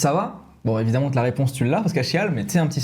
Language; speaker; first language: French; native; French